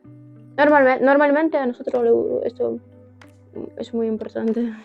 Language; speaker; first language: Spanish; non-native, learner; Ukrainian